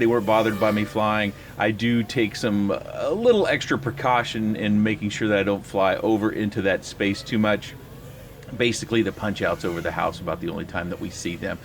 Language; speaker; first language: English; native; English